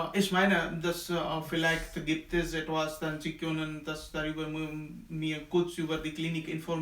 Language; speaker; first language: German; non-native, learner; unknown